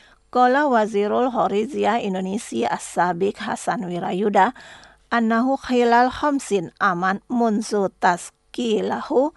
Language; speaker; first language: Arabic; non-native, fluent; Indonesian